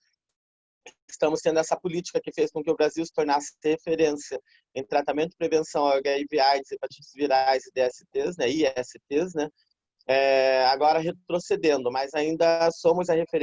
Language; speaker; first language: Portuguese; native; Portuguese